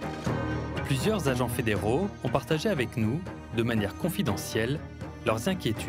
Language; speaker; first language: French; native; French